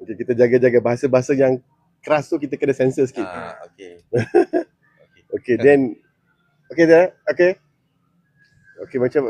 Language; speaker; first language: Malay; native; Malay